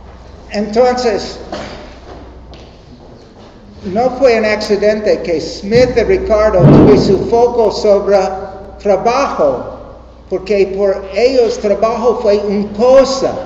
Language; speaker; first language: Spanish; non-native, learner; English